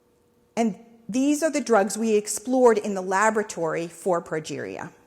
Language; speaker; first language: English; native; English